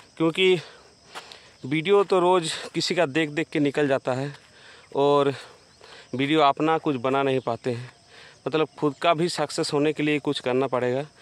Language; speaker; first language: Hindi; non-native, local second language; Bangla